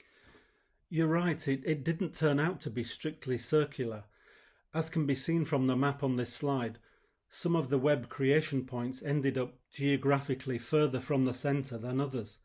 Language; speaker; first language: English; native; English